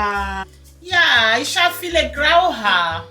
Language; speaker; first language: German; non-native, learner; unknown